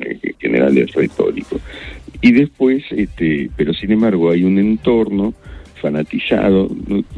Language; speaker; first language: Spanish; native; Spanish